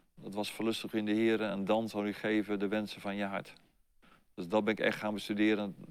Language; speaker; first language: Dutch; native; Dutch